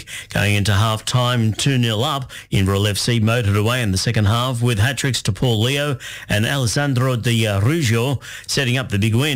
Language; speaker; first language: English; native; English